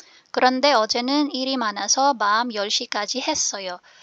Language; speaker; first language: Korean; non-native, fluent; Filipino